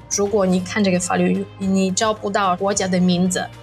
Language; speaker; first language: Chinese; non-native, fluent; Polish